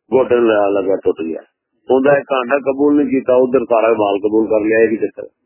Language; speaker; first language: Urdu; non-native, local second language; Punjabi